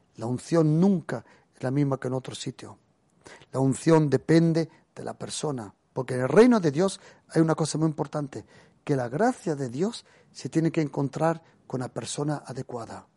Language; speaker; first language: Spanish; early bilingual, other home language; German